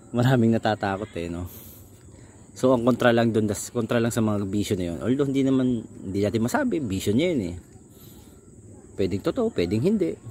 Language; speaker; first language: Filipino; native; Filipino